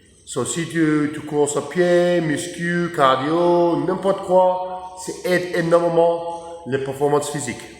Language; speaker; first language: French; non-native, learner; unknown